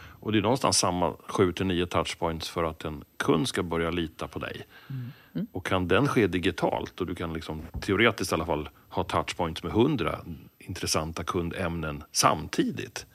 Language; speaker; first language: Swedish; native; Swedish